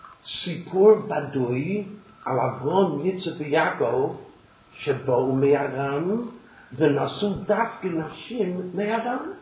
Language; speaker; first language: Hebrew; non-native, fluent; English